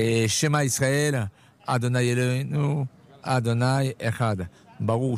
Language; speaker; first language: Hebrew; non-native, learner; French